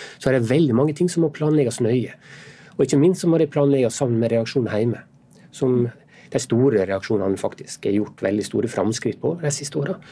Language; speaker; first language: Norwegian; native; Norwegian